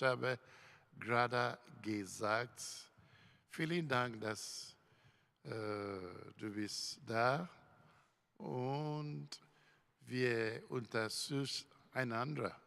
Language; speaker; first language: German; non-native, learner; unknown